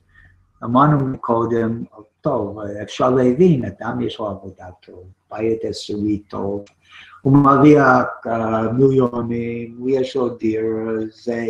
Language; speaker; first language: Hebrew; non-native, fluent; English